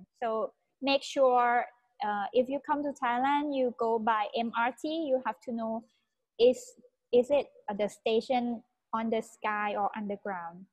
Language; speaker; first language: English; non-native, fluent; Thai